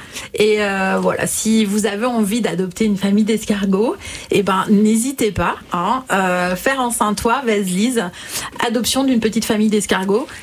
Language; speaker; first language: French; native; French